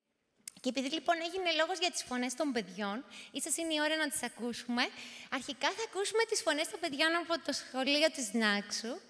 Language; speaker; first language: Greek; native; Greek